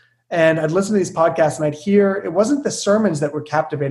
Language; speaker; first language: English; native; English